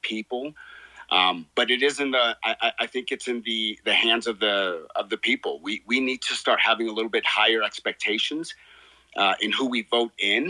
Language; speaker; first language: English; native; English